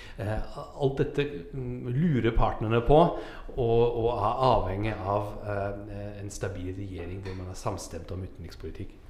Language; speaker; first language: Norwegian; non-native, fluent; German